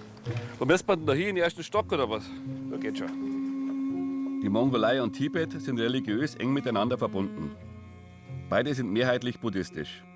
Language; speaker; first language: German; native; German